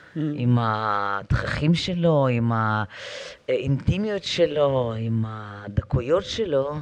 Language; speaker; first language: Hebrew; non-native, fluent; Russian